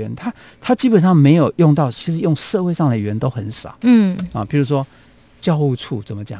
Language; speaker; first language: Chinese; non-native, local second language; Hakka Chinese